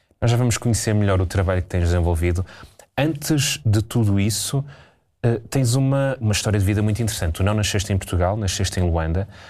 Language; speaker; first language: Portuguese; native; Portuguese